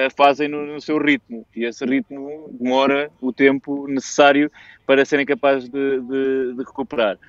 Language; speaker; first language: Portuguese; native; Portuguese